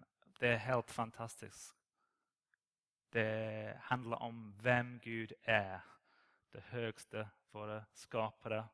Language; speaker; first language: Swedish; non-native, learner; English